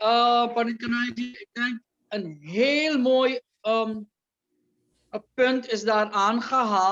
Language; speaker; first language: Dutch; non-native, local second language; Caribbean Hindustani